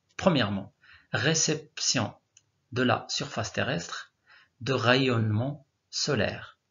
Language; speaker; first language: French; non-native, local second language; Arabic